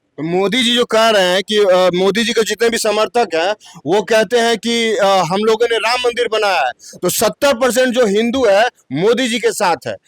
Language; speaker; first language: Hindi; native; Hindi